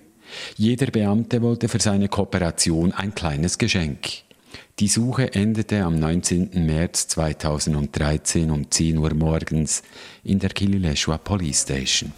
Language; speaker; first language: German; native; German